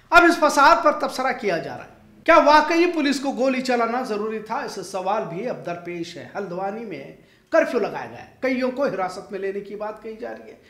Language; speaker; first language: Hindi; non-native, local second language; Urdu